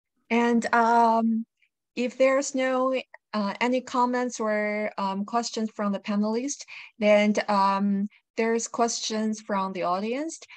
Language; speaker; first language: English; non-native, fluent; Chinese